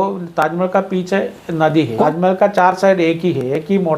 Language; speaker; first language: Hindi; non-native, local second language; Malayalam